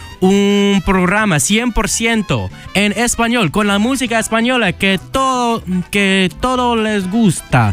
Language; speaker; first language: Spanish; non-native, learner; English